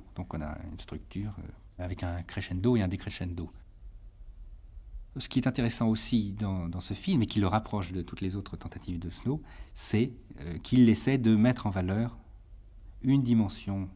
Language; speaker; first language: French; native; French